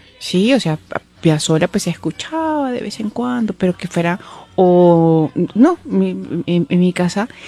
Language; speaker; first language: Spanish; native; Spanish